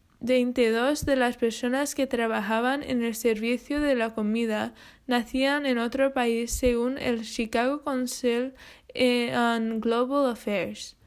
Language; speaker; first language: Spanish; non-native, fluent; English